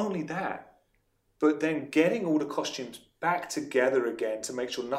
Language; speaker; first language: English; native; English